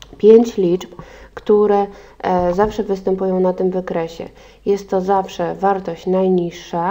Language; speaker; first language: Polish; native; Polish